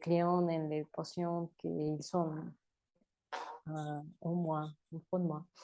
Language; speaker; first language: French; non-native, learner; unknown